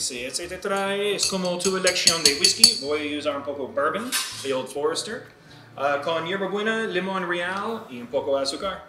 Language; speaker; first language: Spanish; non-native, learner; English